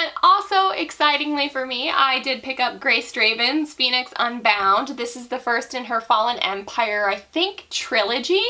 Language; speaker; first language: English; native; English